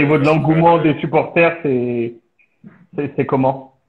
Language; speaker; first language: French; native; French